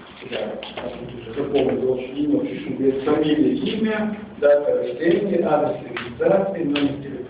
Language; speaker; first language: Russian; non-native, local second language; Chechen